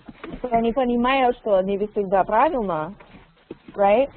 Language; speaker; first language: Russian; non-native, learner; English